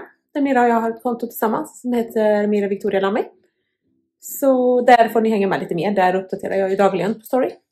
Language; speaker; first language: Swedish; native; Swedish